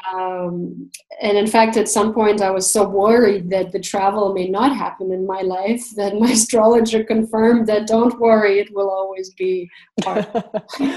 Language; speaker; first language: English; non-native, fluent; Russian